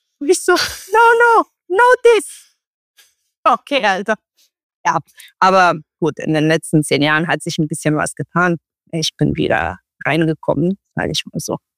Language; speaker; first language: German; non-native, fluent; Romanian